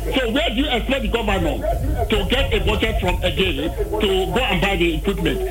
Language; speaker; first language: English; non-native, local second language; Bini